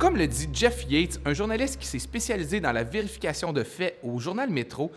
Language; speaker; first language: French; native; French